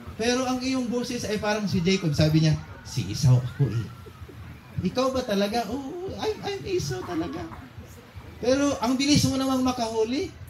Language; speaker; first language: Filipino; non-native, local second language; Cebuano